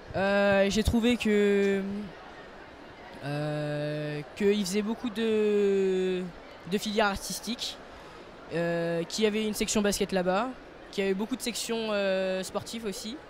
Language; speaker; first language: French; native; French